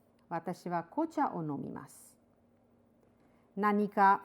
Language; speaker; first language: Japanese; non-native, fluent; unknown